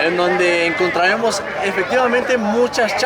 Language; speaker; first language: Spanish; native; Spanish